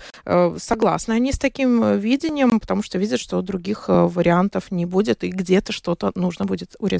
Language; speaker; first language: Russian; native; Russian